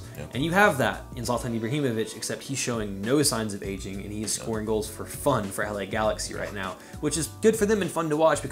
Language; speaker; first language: English; native; English